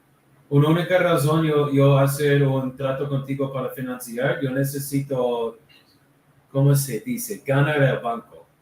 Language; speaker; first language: Spanish; non-native, learner; English